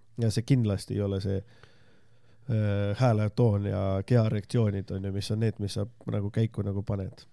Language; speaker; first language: Estonian; non-native, local second language; Russian